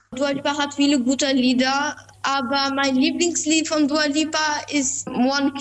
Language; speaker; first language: German; non-native, learner; Albanian